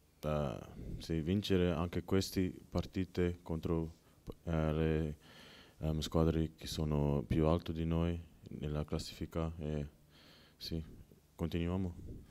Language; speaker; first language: Italian; non-native, learner; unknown